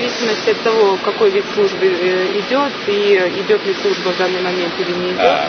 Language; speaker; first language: Russian; native; Russian